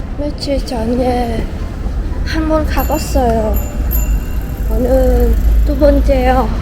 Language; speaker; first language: Korean; non-native, learner; Vietnamese